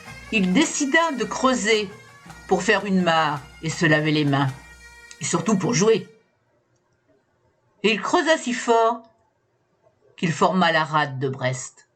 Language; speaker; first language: French; native; French